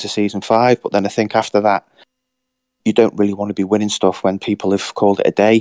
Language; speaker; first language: English; native; English